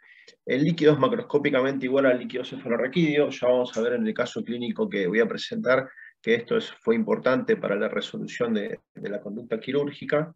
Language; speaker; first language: Spanish; native; Spanish